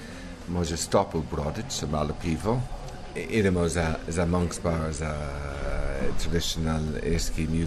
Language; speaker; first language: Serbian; non-native, learner; English